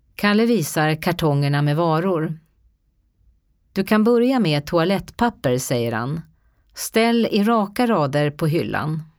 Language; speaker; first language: Swedish; native; Swedish